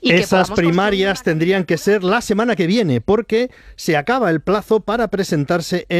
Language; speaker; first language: Spanish; native; Spanish